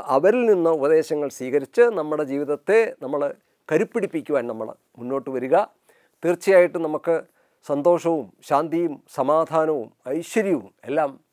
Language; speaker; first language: Malayalam; native; Malayalam